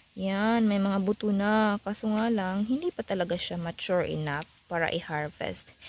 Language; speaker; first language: Filipino; non-native, local second language; Cebuano